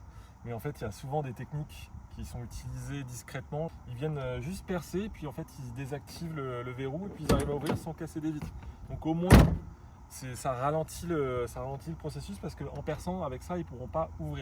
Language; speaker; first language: French; native; French